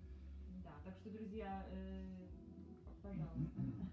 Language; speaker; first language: Russian; non-native, fluent; Polish